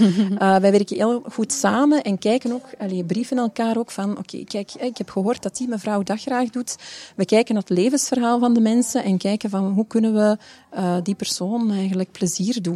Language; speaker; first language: Dutch; native; Dutch